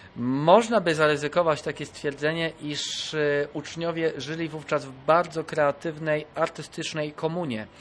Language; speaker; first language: Polish; native; Polish